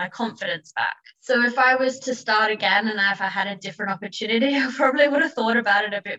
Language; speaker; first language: English; native; English